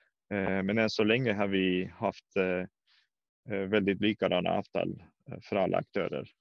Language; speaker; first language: Swedish; non-native, fluent; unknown